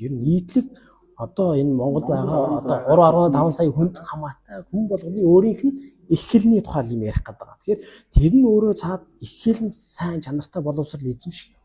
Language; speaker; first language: Mongolian; non-native, local second language; Kazakh